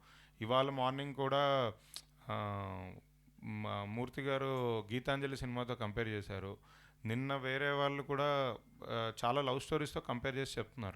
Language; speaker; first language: Telugu; native; Telugu